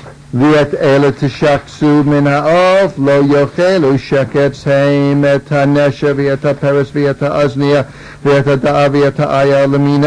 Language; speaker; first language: Hebrew; non-native, fluent; English